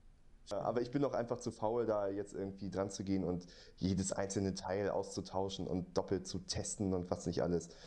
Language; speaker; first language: German; native; German